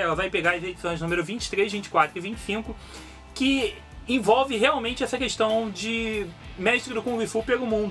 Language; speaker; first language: Portuguese; native; Portuguese